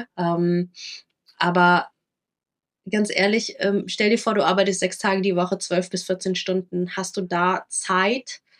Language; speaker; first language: German; early bilingual, other home language; Vietnamese